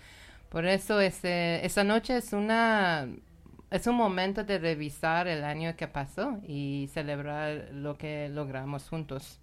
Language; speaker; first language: Spanish; non-native, learner; Persian